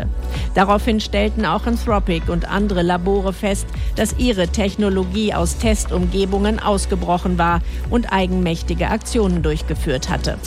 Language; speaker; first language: German; native; German